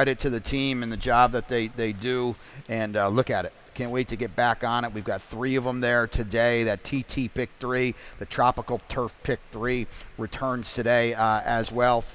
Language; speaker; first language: English; native; English